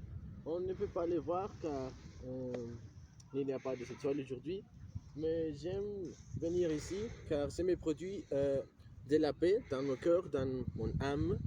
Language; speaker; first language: French; non-native, learner; Spanish